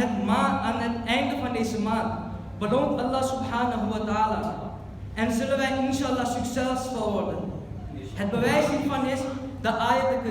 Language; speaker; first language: Dutch; early bilingual, other home language; Urdu